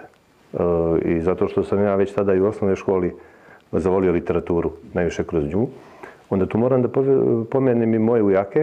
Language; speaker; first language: Serbian; native; Serbian